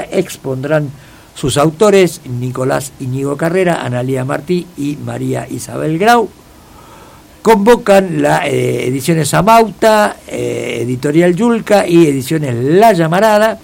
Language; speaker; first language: Spanish; native; Spanish